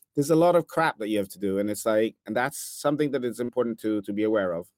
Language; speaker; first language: English; non-native, fluent; Italian